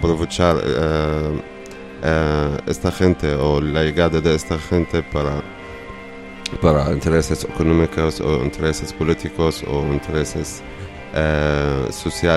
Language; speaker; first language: Spanish; non-native, learner; Arabic